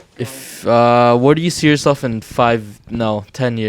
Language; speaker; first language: English; native; English